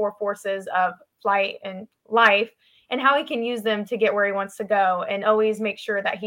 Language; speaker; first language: English; native; English